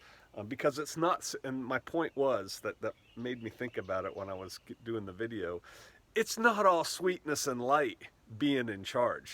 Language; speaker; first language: English; native; English